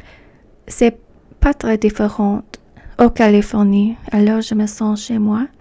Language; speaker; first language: French; non-native, fluent; English